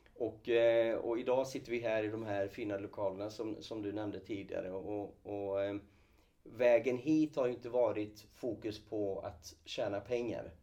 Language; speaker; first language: Swedish; early bilingual, other home language; Kurdish